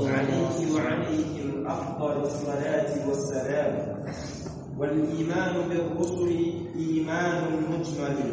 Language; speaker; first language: Arabic; non-native, fluent; Swahili